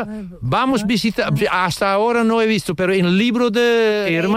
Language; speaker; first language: Spanish; non-native, learner; Dutch